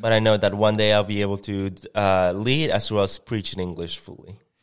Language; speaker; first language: English; non-native, fluent; Spanish